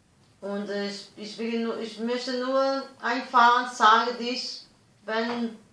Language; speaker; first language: German; non-native, learner; Portuguese